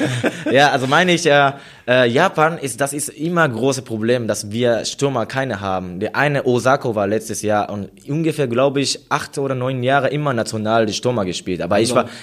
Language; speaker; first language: German; non-native, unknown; Japanese